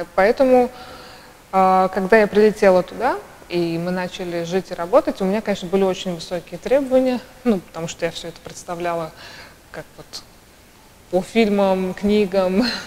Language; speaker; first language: Russian; native; Russian